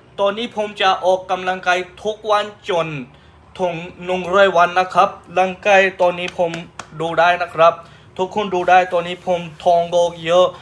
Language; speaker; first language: Thai; non-native, learner; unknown